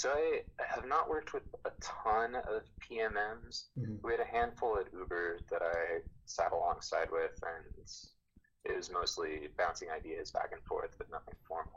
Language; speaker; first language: English; native; English